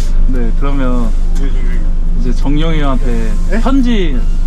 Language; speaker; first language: Korean; native; Korean